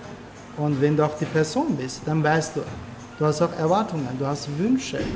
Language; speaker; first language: German; non-native, learner; Turkish